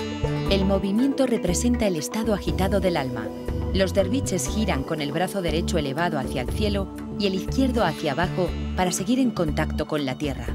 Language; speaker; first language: Spanish; native; Spanish